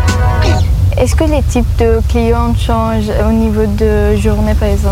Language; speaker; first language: French; non-native, fluent; Persian